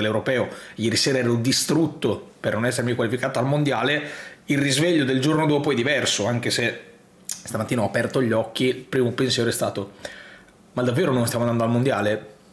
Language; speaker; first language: Italian; native; Italian